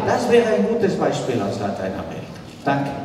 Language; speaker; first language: German; non-native, fluent; Spanish